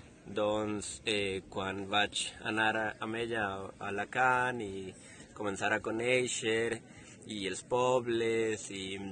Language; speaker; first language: Catalan; non-native, fluent; Spanish